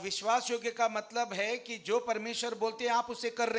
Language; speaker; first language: Hindi; native; Hindi